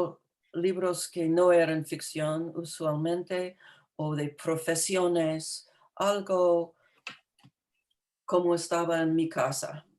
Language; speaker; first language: Spanish; non-native, fluent; English